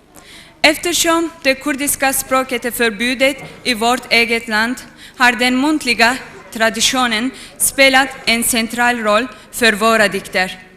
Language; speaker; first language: Swedish; non-native, fluent; Kurdish